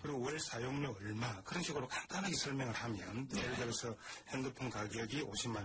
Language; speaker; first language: Korean; native; Korean